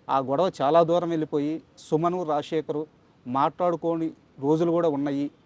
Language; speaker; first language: Telugu; native; Telugu